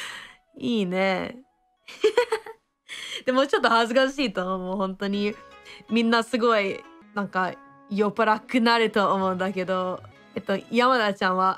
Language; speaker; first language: Japanese; non-native, fluent; English